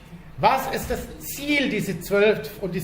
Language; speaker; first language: German; native; German